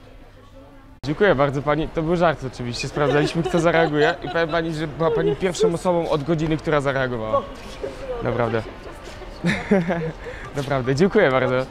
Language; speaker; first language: Polish; native; Polish